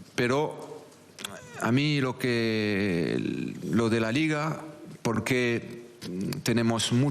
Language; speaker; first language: Spanish; non-native, local second language; French